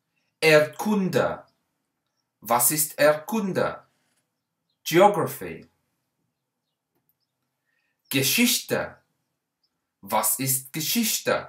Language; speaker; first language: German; non-native, learner; English